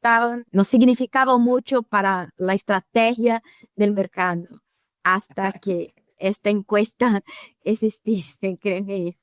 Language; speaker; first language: Spanish; non-native, fluent; Portuguese